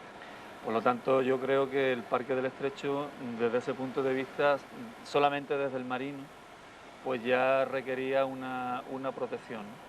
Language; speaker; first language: Spanish; native; Spanish